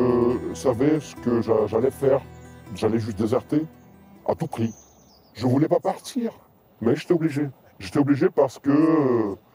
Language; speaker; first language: French; non-native, fluent; Russian